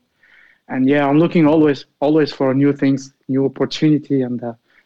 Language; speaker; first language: English; non-native, fluent; Arabic